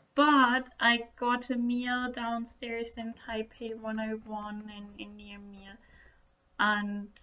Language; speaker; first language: English; non-native, fluent; German